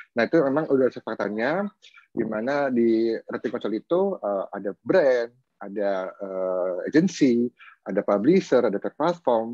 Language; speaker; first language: Indonesian; native; Indonesian